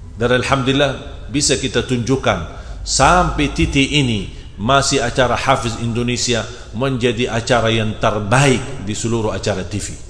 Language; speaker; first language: Indonesian; non-native, fluent; Arabic